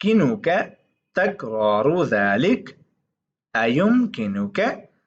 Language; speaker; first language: Arabic; non-native, fluent; Urdu